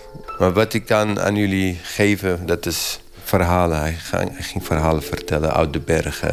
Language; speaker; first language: Dutch; non-native, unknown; Kurdish